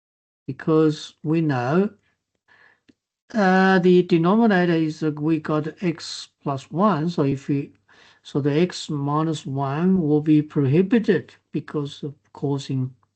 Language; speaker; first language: English; non-native, fluent; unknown